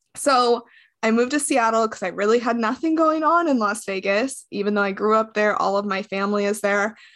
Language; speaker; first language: English; native; English